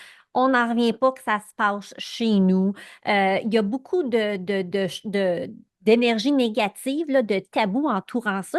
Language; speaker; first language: French; native; French